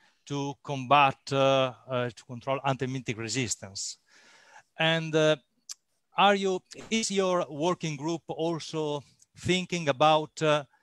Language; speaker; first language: English; non-native, fluent; Italian